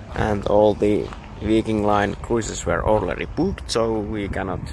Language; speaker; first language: English; non-native, fluent; Finnish